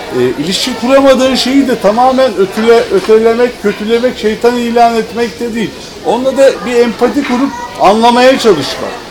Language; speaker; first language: Turkish; native; Turkish